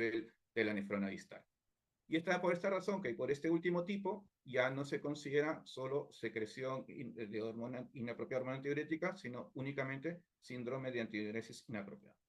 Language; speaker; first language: Spanish; native; Spanish